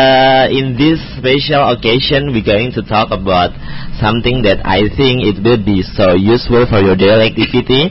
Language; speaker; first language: English; non-native, learner; Indonesian